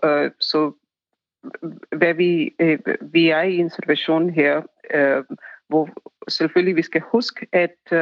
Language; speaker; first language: Danish; non-native, fluent; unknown